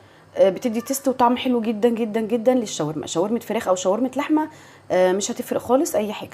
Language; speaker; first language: Arabic; native; Arabic